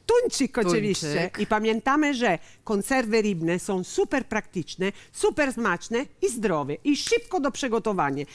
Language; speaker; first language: Polish; non-native, learner; Italian